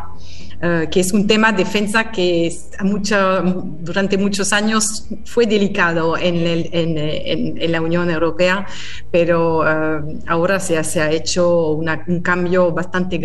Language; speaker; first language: Spanish; non-native, fluent; French